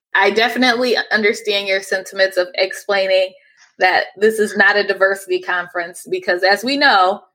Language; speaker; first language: English; native; English